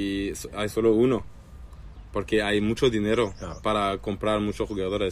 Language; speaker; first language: Spanish; non-native, learner; French